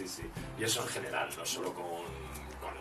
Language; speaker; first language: Spanish; native; Spanish